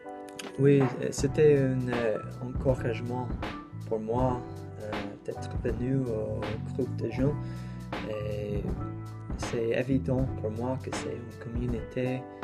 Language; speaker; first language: French; non-native, learner; English